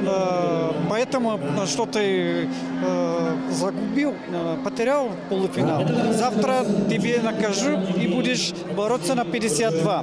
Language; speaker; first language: Russian; non-native, learner; Mongolian